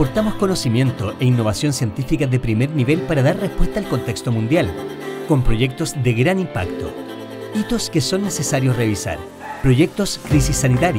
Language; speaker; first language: Spanish; native; Spanish